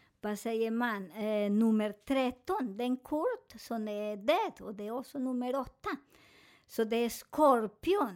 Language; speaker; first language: Swedish; non-native, fluent; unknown